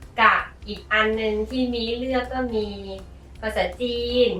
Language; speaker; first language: Thai; native; Thai